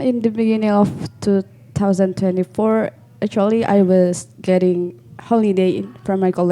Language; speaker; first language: English; non-native, learner; Indonesian